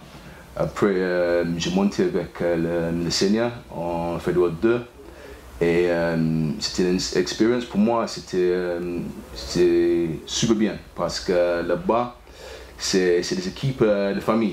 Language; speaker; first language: French; non-native, fluent; English